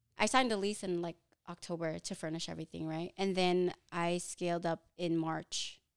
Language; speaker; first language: English; early bilingual, other home language; Filipino